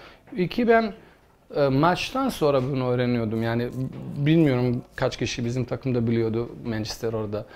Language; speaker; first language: Turkish; non-native, fluent; Bosnian